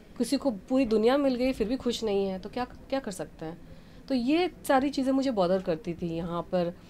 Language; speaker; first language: Hindi; non-native, local second language; Bangla